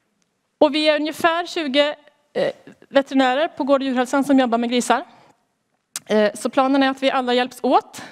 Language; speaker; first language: Swedish; native; Swedish